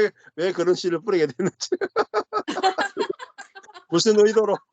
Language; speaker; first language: Korean; native; Korean